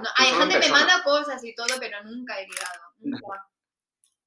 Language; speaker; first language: Spanish; non-native, fluent; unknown